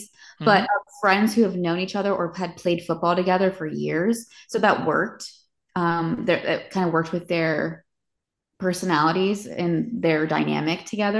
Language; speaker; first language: English; native; English